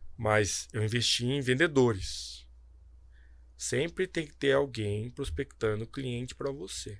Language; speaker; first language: Portuguese; native; Portuguese